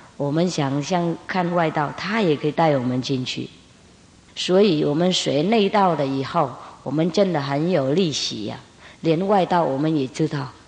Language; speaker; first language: Chinese; non-native, fluent; Vietnamese